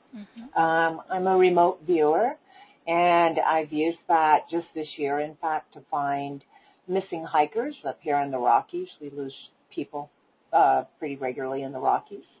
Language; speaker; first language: English; native; English